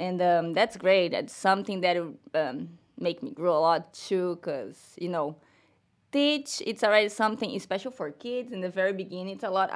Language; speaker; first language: English; non-native, learner; Portuguese